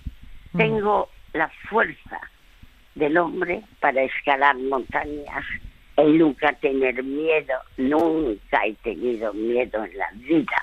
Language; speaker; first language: Spanish; early bilingual, other home language; French